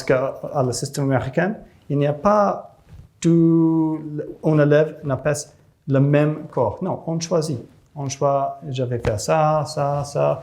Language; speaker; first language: French; non-native, learner; English